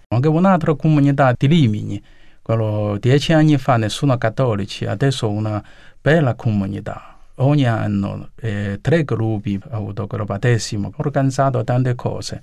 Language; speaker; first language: Italian; non-native, learner; Chinese